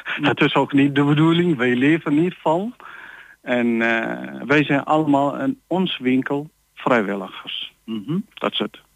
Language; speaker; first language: Dutch; non-native, learner; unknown